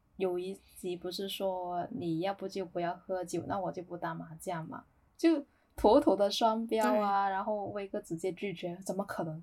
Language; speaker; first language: Chinese; native; Chinese